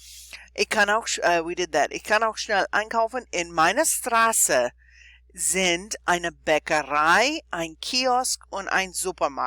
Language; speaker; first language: German; non-native, fluent; English